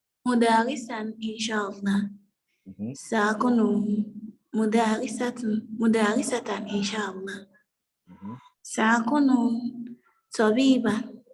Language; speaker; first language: Arabic; non-native, learner; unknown